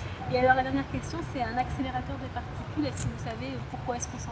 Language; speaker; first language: French; native; French